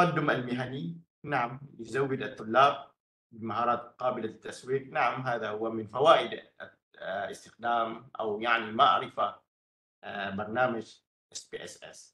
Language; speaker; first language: Arabic; non-native, fluent; Malay